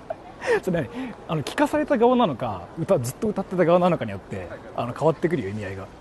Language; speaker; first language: Japanese; native; Japanese